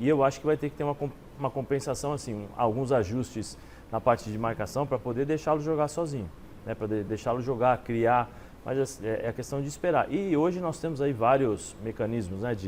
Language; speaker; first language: Portuguese; native; Portuguese